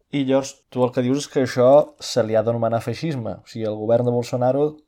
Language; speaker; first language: Catalan; non-native, fluent; Portuguese